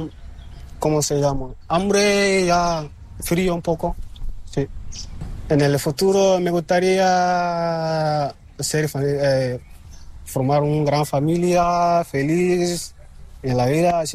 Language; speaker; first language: Spanish; non-native, learner; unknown